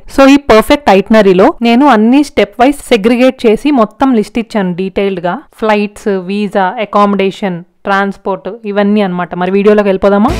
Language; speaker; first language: Telugu; native; Telugu